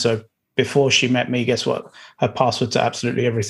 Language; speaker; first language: English; native; English